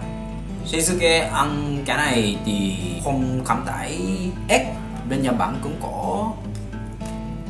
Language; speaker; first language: Vietnamese; non-native, learner; Japanese